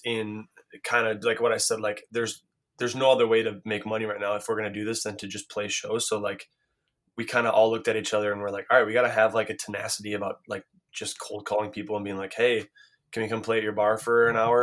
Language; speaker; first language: English; native; English